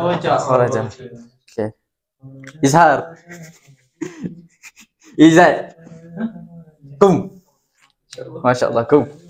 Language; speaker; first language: Arabic; non-native, learner; Malay